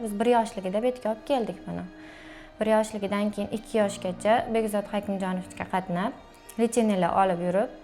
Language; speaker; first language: Uzbek; native; Uzbek